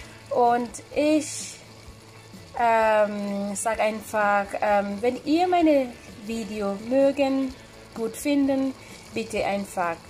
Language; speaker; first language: German; non-native, fluent; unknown